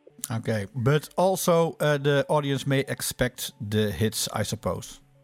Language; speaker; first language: English; non-native, fluent; Dutch